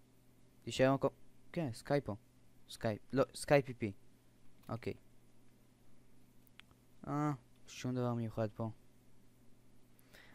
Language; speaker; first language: Hebrew; native; Hebrew